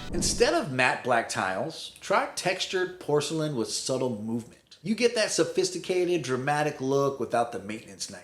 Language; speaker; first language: English; native; English